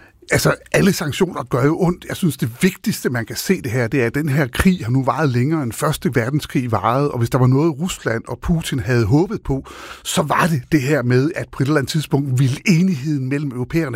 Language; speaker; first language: Danish; native; Danish